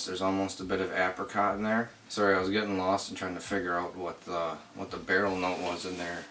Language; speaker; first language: English; native; English